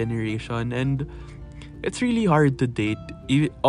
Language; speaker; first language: English; non-native, local second language; Filipino